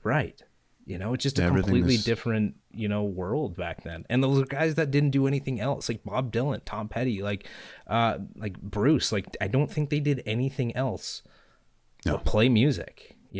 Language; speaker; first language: English; native; English